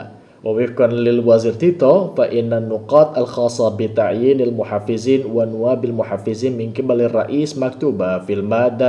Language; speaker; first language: Arabic; non-native, fluent; Indonesian